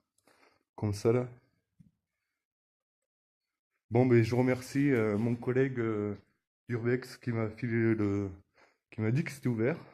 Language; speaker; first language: French; native; French